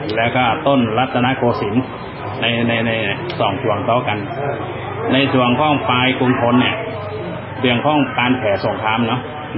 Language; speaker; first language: Thai; non-native, local second language; Lao